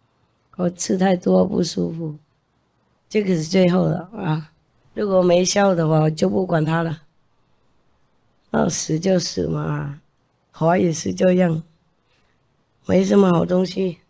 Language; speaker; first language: Chinese; non-native, fluent; Vietnamese